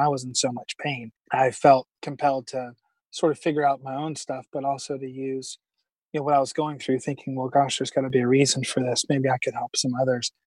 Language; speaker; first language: English; native; English